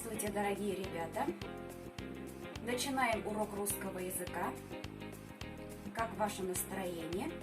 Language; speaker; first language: Russian; non-native, local second language; Bashkir